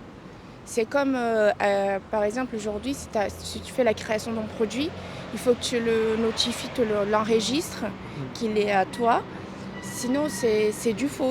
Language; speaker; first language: French; non-native, fluent; Portuguese